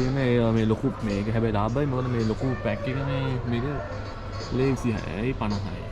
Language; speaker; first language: Sinhala; native; Sinhala